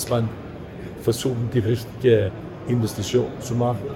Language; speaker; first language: German; non-native, learner; Danish